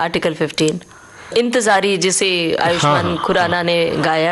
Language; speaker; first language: Hindi; native; Hindi